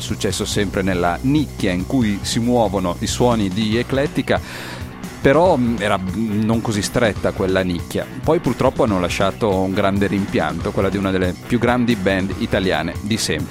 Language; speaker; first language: Italian; native; Italian